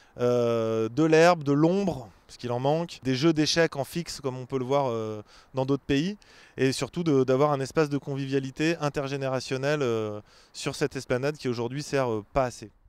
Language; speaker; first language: French; native; French